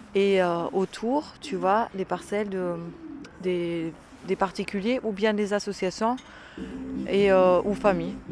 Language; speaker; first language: French; non-native, fluent; German